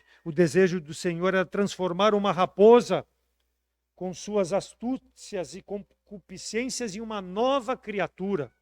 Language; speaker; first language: Portuguese; native; Portuguese